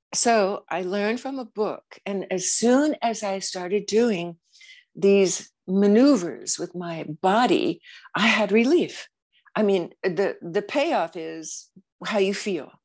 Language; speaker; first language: English; native; English